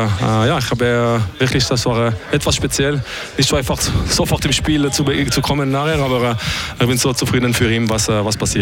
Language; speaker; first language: German; non-native, learner; French